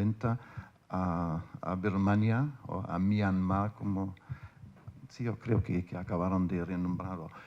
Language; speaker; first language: Spanish; non-native, fluent; German